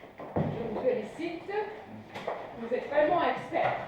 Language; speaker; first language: French; non-native, fluent; Serbian